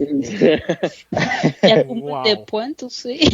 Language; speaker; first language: French; non-native, fluent; Spanish